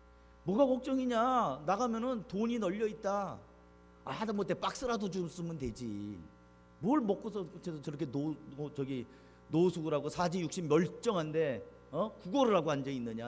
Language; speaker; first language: Korean; native; Korean